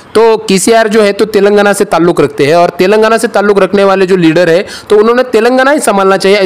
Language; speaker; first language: Hindi; non-native, local second language; Marathi